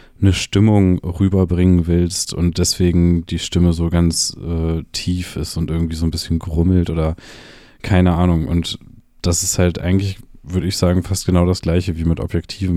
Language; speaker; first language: German; native; German